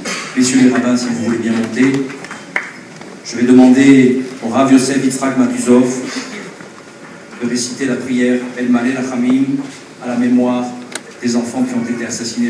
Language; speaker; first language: French; native; French